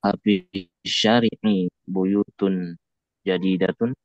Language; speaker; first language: Arabic; non-native, learner; Indonesian